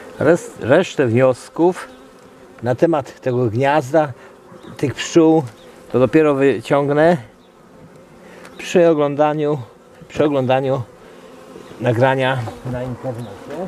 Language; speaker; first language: Polish; native; Polish